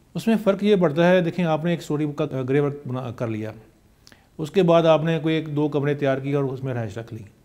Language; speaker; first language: Urdu; non-native, local second language; Punjabi